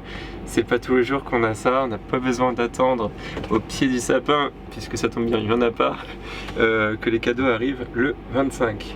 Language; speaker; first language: French; native; French